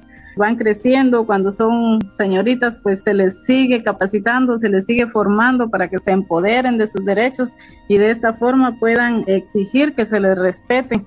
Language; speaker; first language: Spanish; native; Spanish